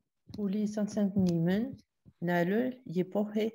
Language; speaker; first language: Korean; non-native, learner; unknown